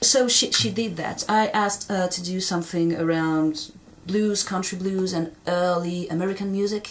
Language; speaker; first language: English; non-native, fluent; French